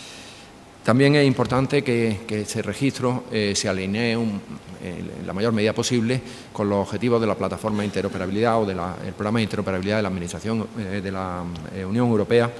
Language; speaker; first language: Spanish; native; Spanish